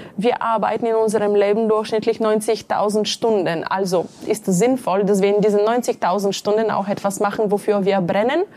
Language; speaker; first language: German; non-native, fluent; Bulgarian